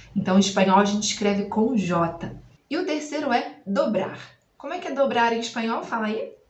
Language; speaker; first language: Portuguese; native; Portuguese